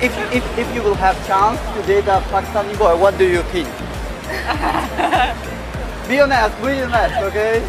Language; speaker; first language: English; non-native, learner; Urdu